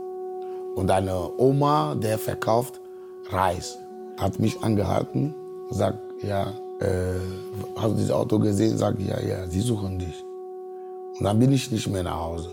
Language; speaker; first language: German; non-native, fluent; Ewe